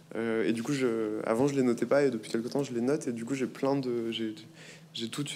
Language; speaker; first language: French; native; French